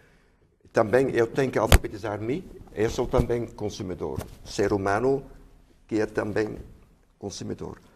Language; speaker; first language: Portuguese; non-native, fluent; Dutch